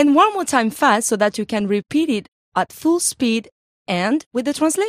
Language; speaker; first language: English; non-native, fluent; French